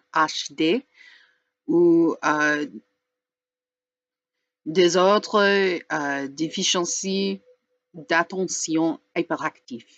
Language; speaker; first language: French; non-native, learner; English